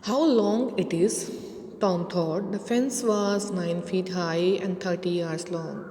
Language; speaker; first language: English; non-native, local second language; Punjabi